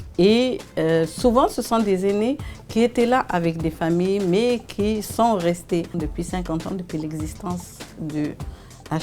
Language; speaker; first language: French; native; French